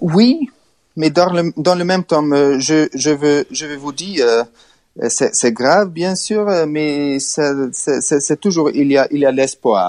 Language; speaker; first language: French; non-native, learner; Hungarian